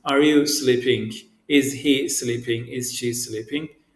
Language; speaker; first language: English; non-native, fluent; Turkish